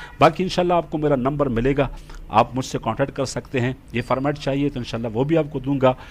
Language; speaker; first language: Urdu; non-native, local second language; Punjabi